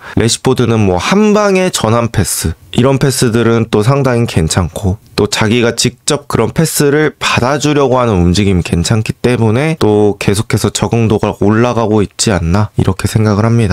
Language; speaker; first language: Korean; native; Korean